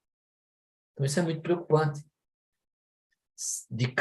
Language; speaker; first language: Portuguese; native; Portuguese